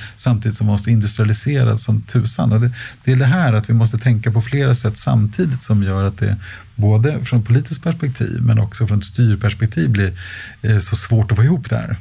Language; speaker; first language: Swedish; native; Swedish